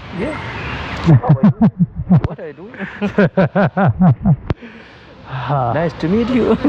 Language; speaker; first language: English; non-native, learner; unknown